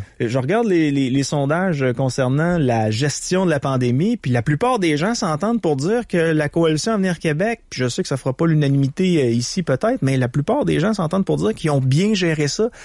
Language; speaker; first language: French; native; French